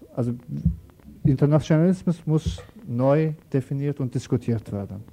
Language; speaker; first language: German; non-native, learner; Turkish